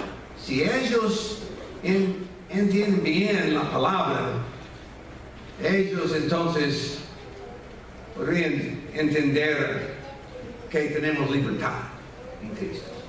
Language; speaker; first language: Spanish; non-native, fluent; English